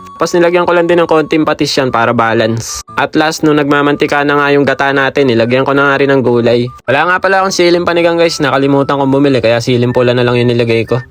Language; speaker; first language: Filipino; native; Filipino